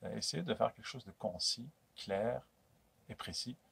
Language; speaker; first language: French; non-native, local second language; Kabyle